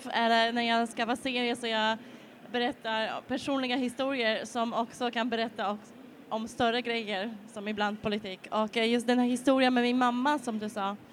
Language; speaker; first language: Swedish; non-native, fluent; Polish